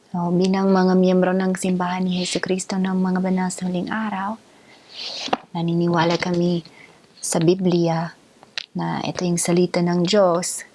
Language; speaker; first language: Filipino; native; Filipino